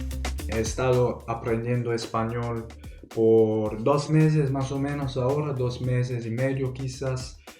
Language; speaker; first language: Spanish; non-native, learner; English